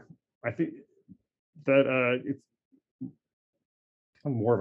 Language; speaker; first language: English; native; English